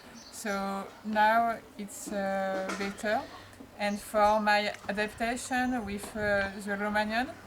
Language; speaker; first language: English; non-native, learner; French